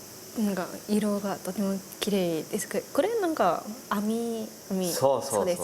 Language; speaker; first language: Japanese; non-native, learner; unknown